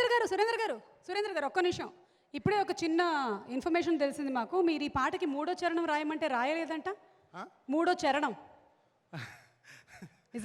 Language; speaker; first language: Telugu; native; Telugu